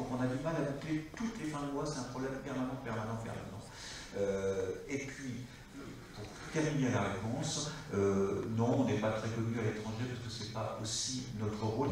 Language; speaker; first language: French; native; French